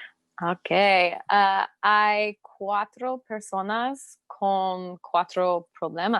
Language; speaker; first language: Spanish; non-native, learner; English